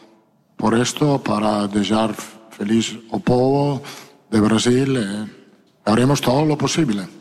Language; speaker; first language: Spanish; non-native, fluent; Italian